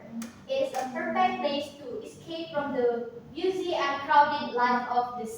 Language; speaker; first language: English; non-native, learner; Indonesian